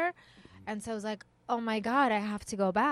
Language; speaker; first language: English; early bilingual, other home language; Persian